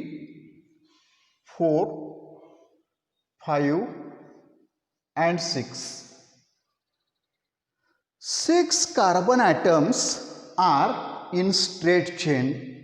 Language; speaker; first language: English; non-native, local second language; Marathi